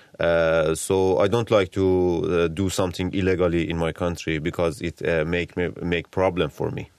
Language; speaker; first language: English; non-native, learner; Persian